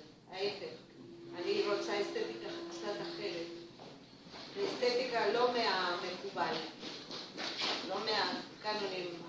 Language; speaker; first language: Hebrew; non-native, fluent; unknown